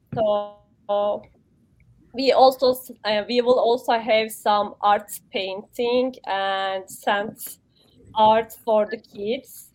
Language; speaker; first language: English; non-native, learner; Turkish